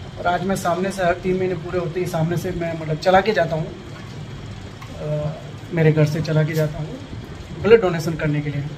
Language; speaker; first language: Hindi; non-native, local second language; Gujarati